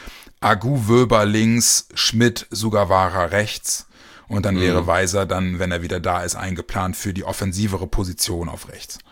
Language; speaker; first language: German; native; German